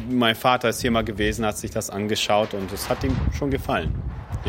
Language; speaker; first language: German; early bilingual, other home language; Russian